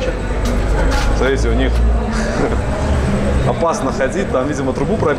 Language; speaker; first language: Russian; native; Russian